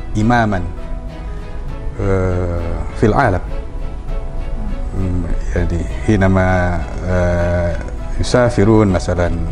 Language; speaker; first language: Arabic; non-native, learner; Indonesian